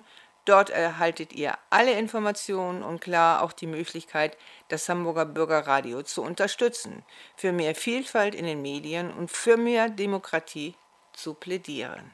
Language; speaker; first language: German; native; German